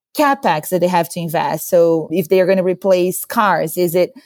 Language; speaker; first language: English; non-native, fluent; Portuguese